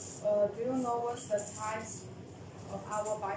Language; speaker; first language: English; non-native, learner; Chinese